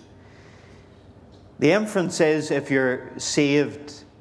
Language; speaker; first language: English; native; English